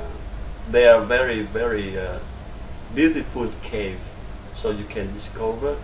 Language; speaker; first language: English; non-native, learner; Vietnamese